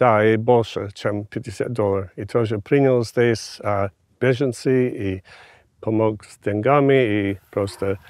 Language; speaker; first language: Russian; non-native, fluent; English